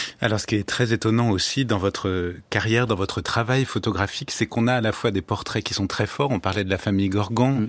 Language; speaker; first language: French; native; French